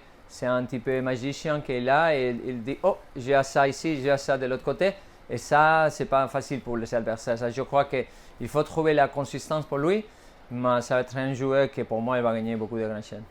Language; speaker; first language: French; non-native, fluent; Spanish